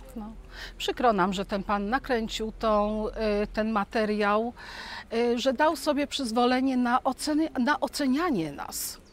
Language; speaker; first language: Polish; native; Polish